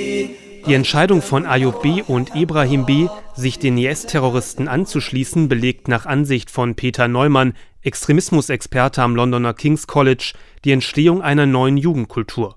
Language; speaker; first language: German; native; German